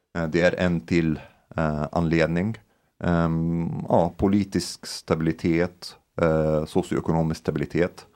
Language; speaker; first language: Swedish; non-native, fluent; Arabic